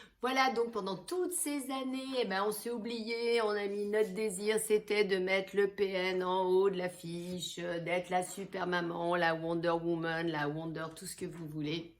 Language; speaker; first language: French; native; French